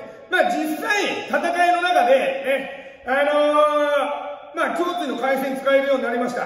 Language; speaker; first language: Japanese; native; Japanese